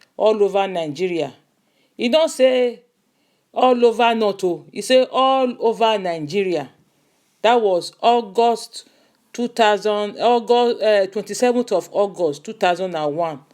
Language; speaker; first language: Nigerian Pidgin; non-native, local second language; Igbo